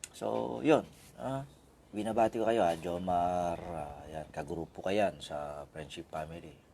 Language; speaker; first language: Filipino; non-native, local second language; Iloko